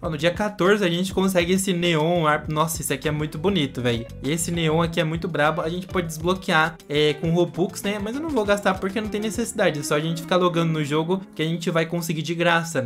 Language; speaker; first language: Portuguese; native; Portuguese